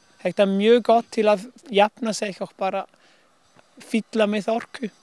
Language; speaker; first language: Icelandic; non-native, learner; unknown